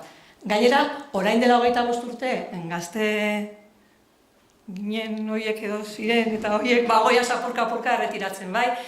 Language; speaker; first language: Basque; native; Basque